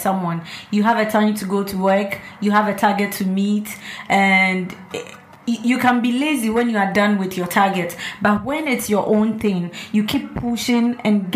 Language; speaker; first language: English; non-native, local second language; Ewe